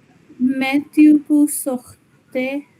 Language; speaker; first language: French; non-native, learner; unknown